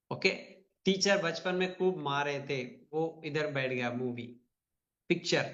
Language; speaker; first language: Hindi; non-native, local second language; Telugu